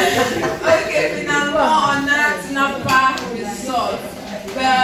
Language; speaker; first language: French; non-native, learner; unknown